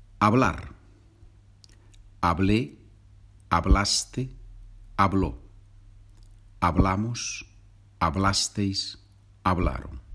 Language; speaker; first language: Spanish; non-native, fluent; English